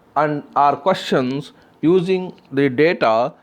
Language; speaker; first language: English; non-native, local second language; Kannada